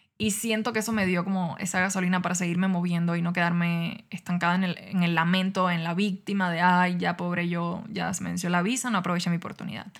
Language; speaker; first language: Spanish; native; Spanish